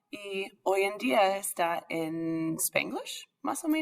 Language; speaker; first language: Spanish; non-native, fluent; English